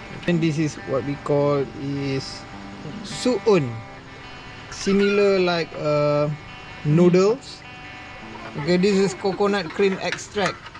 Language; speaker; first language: English; non-native, local second language; Malay